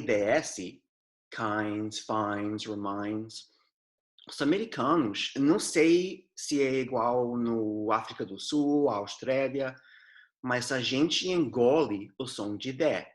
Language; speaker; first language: Portuguese; non-native, fluent; English